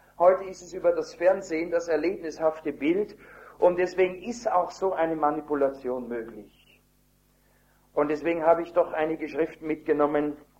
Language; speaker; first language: German; native; German